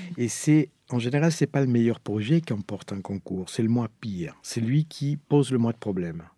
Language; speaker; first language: French; non-native, fluent; Spanish